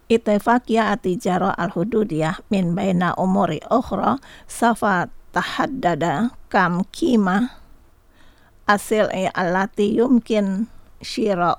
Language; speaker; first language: Arabic; non-native, fluent; Indonesian